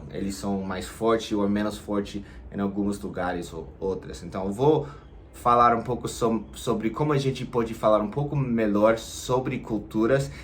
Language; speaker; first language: Portuguese; non-native, fluent; English